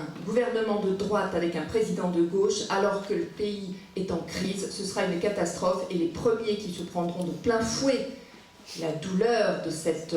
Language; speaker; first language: French; native; French